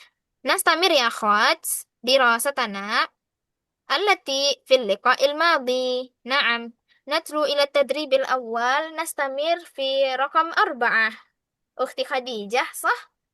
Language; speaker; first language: Arabic; non-native, fluent; Indonesian